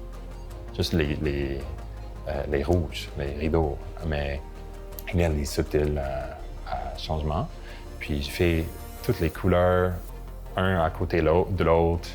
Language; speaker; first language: French; non-native, local second language; English